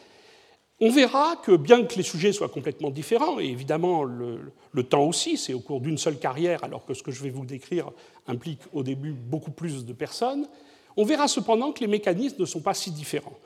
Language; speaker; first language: French; native; French